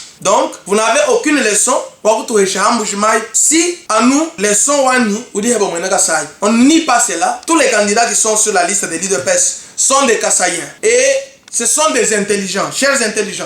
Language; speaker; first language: French; non-native, local second language; Luba-Lulua